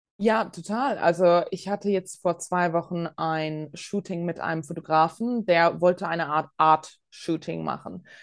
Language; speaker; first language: German; early bilingual, other home language; Latvian